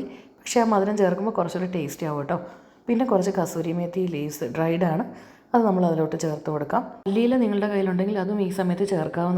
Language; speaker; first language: Malayalam; native; Malayalam